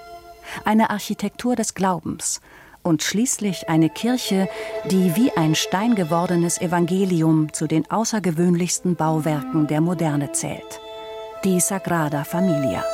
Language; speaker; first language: German; native; German